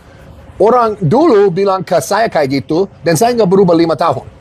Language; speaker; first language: Indonesian; non-native, learner; English